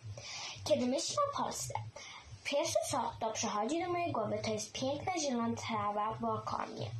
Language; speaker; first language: Polish; early bilingual, heritage; Polish